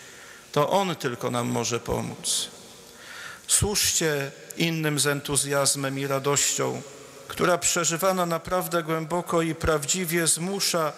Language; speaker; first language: Polish; native; Polish